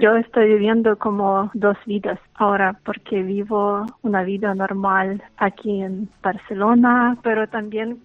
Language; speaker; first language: Spanish; non-native, learner; Ukrainian